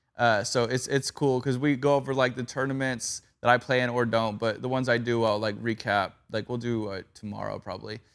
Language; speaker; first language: English; native; English